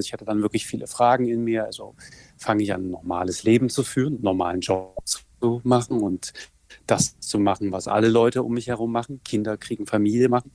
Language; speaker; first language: German; native; German